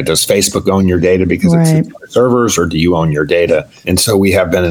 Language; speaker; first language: English; native; English